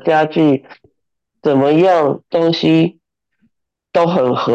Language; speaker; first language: Chinese; non-native, learner; Japanese